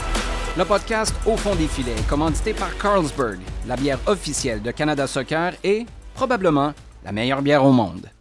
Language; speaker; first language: French; native; French